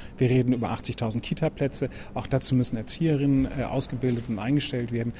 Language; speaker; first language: German; native; German